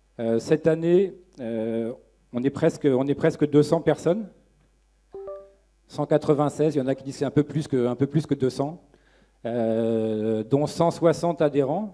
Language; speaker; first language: French; native; French